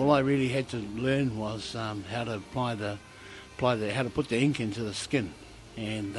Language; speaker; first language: English; native; English